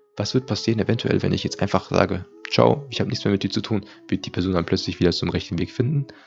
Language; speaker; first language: German; early bilingual, other home language; Turkish